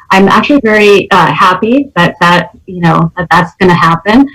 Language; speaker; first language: English; native; English